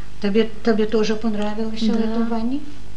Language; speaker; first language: Russian; non-native, learner; Dutch